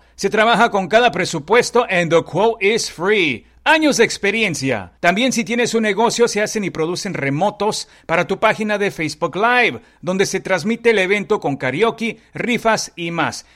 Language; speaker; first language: Spanish; early bilingual, heritage; Spanish